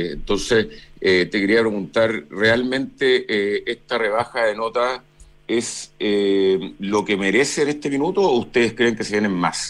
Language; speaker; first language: Spanish; native; Spanish